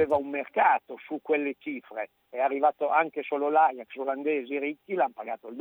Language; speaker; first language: Italian; native; Italian